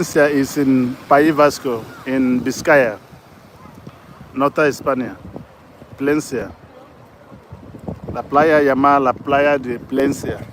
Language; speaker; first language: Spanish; non-native, learner; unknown